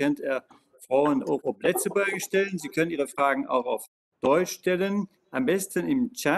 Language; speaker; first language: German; non-native, local second language; Luxembourgish